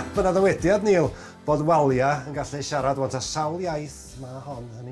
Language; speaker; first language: Welsh; native; Welsh